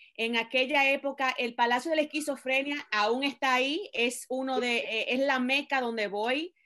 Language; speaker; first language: Spanish; native; Spanish